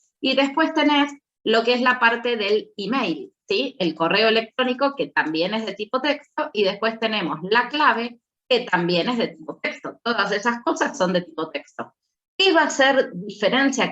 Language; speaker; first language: Spanish; native; Spanish